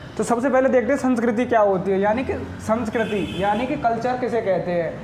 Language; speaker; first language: Hindi; native; Hindi